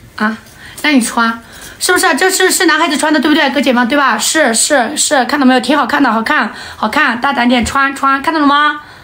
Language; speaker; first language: Chinese; non-native, local second language; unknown